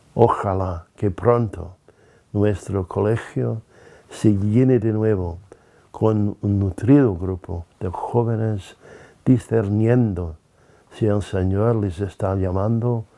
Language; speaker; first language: Spanish; non-native, fluent; English